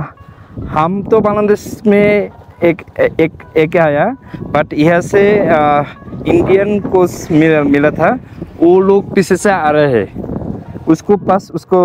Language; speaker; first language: Hindi; non-native, learner; Bangla